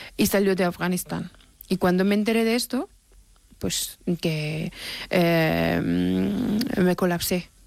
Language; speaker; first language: Spanish; non-native, fluent; Persian